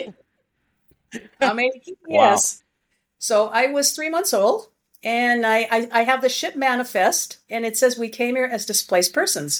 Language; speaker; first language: English; early bilingual, other home language; Greek